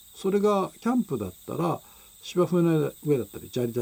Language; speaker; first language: Japanese; native; Japanese